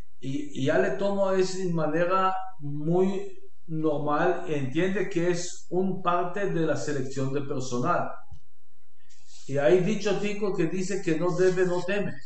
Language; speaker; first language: Spanish; non-native, learner; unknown